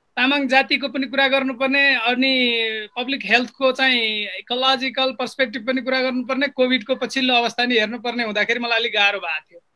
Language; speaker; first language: Nepali; non-native, local second language; Eastern Tamang